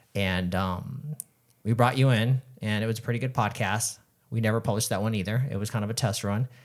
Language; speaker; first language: English; native; English